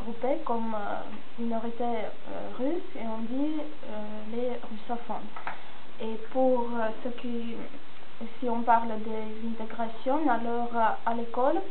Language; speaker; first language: French; non-native, fluent; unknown